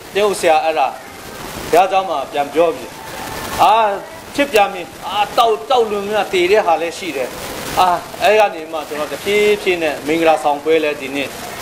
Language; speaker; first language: Burmese; non-native, local second language; Kachin